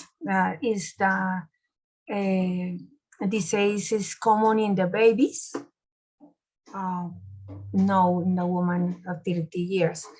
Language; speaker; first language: English; non-native, learner; Spanish